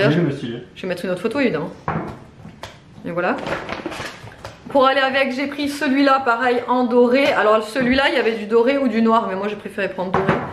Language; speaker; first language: French; native; French